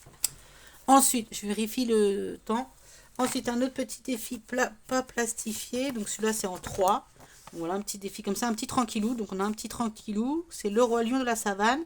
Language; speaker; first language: French; native; French